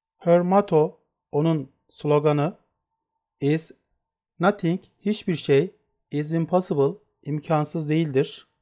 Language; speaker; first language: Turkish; native; Turkish